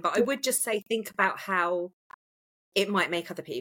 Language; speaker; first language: English; native; English